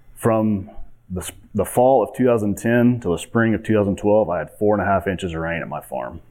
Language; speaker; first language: English; native; English